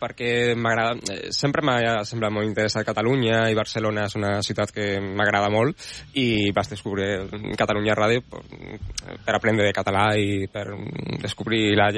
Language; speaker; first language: Catalan; non-native, local second language; Spanish